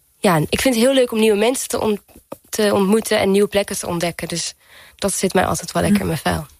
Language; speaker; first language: Dutch; early bilingual, heritage; Dutch